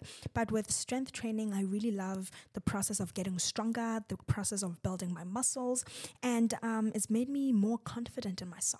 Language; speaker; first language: English; non-native, local second language; Zulu